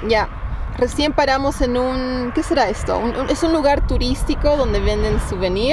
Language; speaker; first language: Spanish; native; Spanish